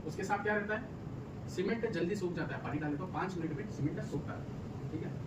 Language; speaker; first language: Hindi; non-native, local second language; Kannada